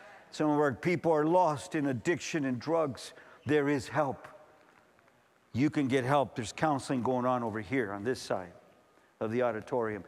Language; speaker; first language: English; early bilingual, other home language; Spanish